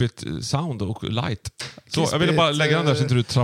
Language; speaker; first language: Swedish; native; Swedish